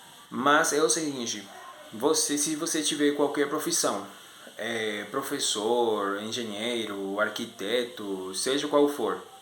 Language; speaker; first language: Portuguese; non-native, fluent; Spanish